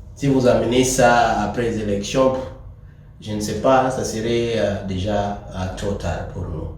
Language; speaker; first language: French; non-native, local second language; Swahili